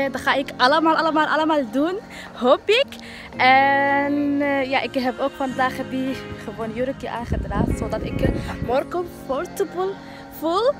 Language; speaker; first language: Dutch; non-native, learner; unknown